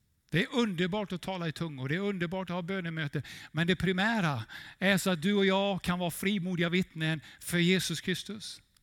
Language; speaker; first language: Swedish; native; Swedish